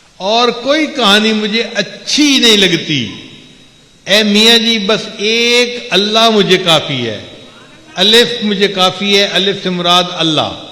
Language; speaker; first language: Urdu; non-native, local second language; Punjabi